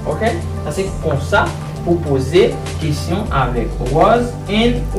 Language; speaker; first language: French; early bilingual, heritage; Haitian Creole